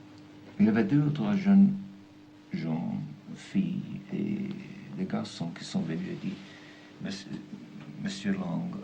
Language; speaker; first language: French; non-native, fluent; German